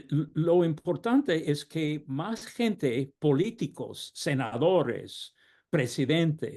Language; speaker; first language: Spanish; non-native, fluent; English